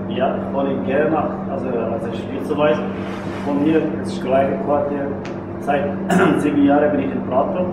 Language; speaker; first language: German; non-native, learner; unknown